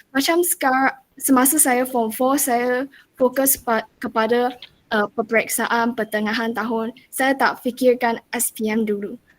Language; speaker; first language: Malay; non-native, local second language; Chinese